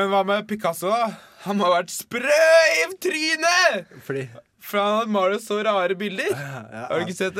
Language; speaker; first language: Norwegian; native; Norwegian